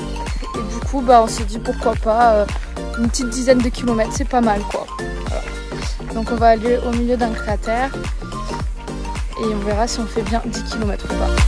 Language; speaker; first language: French; native; French